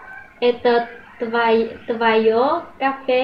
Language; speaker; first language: Russian; non-native, learner; Vietnamese